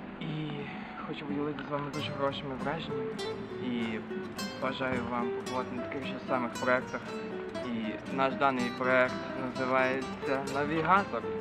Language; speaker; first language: Ukrainian; non-native, learner; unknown